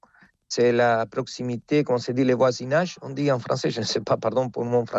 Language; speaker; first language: French; non-native, fluent; Spanish